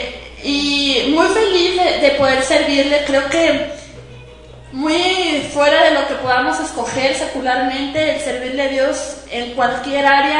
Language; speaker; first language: Spanish; native; Spanish